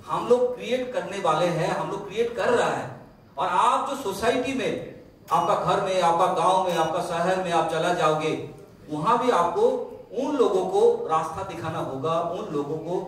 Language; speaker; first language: Hindi; non-native, local second language; Bangla